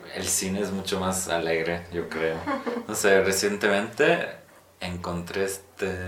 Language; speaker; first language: Spanish; non-native, fluent; Polish